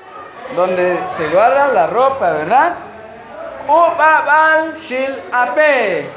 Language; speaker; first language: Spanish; non-native, local second language; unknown